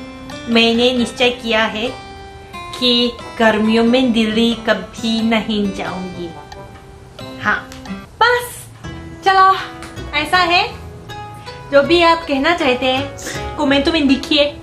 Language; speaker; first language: Hindi; non-native, fluent; Japanese